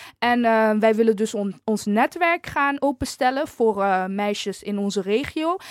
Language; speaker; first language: Dutch; early bilingual, other home language; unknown